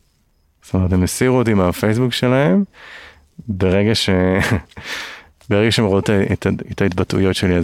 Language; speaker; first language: Hebrew; native; Hebrew